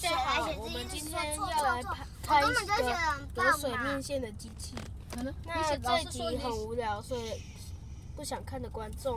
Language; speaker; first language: Chinese; native; Chinese